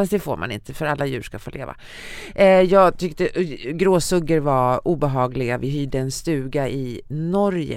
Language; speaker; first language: Swedish; native; Swedish